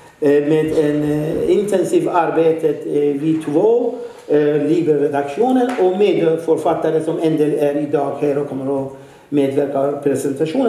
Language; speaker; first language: Swedish; non-native, fluent; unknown